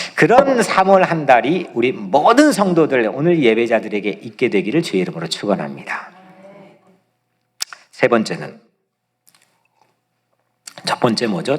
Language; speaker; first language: Korean; native; Korean